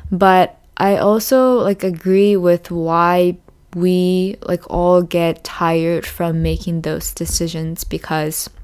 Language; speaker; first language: English; early bilingual, other home language; Japanese